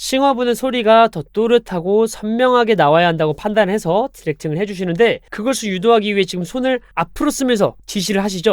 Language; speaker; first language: Korean; native; Korean